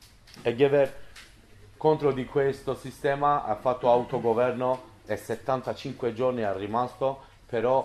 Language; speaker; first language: Italian; non-native, learner; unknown